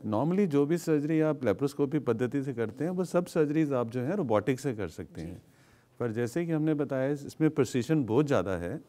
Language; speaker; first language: Hindi; native; Hindi